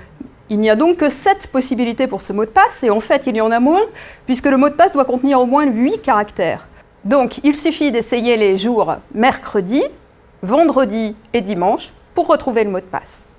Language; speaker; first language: French; native; French